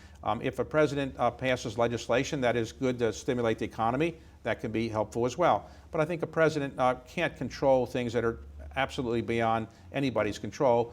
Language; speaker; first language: English; native; English